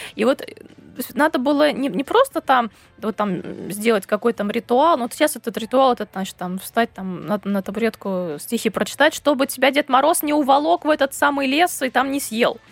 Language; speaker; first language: Russian; native; Russian